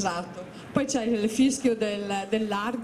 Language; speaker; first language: Italian; native; Italian